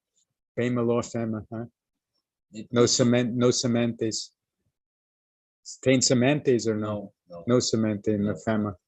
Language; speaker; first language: Portuguese; non-native, learner; English